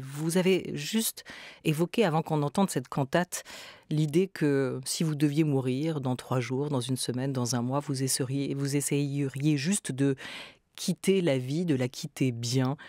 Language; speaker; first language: French; native; French